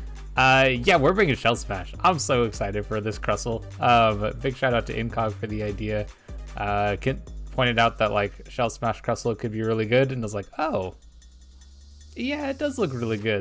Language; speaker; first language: English; native; English